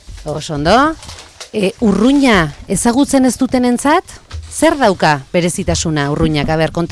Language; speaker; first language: Basque; native; Basque